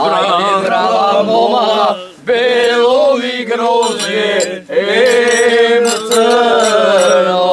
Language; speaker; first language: Macedonian; native; Macedonian